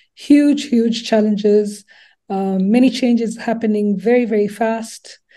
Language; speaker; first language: English; non-native, local second language; Luba-Lulua